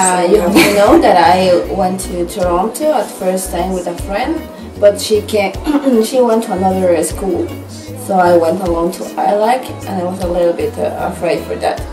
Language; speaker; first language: English; non-native, learner; Spanish